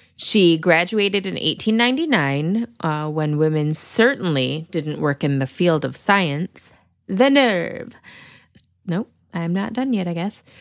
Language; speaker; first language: English; native; English